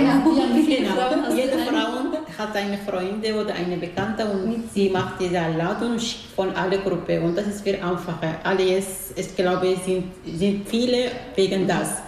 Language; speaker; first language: German; non-native, learner; Arabic